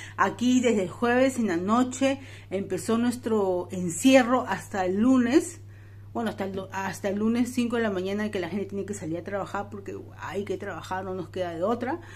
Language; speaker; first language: Spanish; native; Spanish